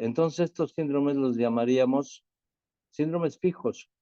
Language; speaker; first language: Spanish; native; Spanish